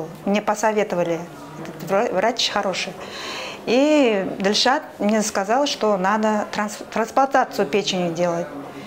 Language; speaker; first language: Russian; non-native, local second language; Kazakh